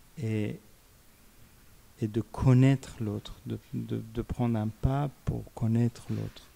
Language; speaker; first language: French; non-native, fluent; Persian